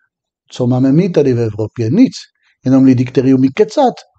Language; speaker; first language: Czech; non-native, fluent; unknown